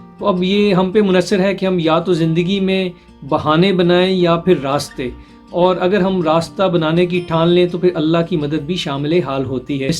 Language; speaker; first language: Urdu; non-native, local second language; Punjabi